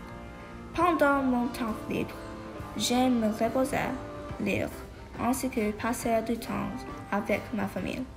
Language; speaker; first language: French; non-native, learner; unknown